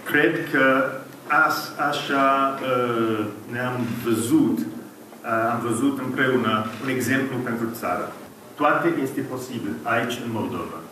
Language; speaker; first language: Romanian; non-native, learner; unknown